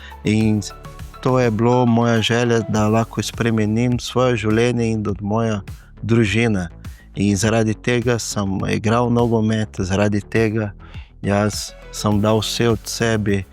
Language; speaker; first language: Slovenian; non-native, learner; Portuguese